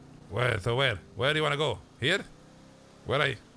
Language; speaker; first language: English; non-native, fluent; French